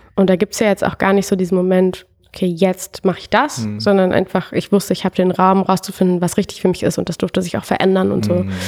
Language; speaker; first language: German; native; German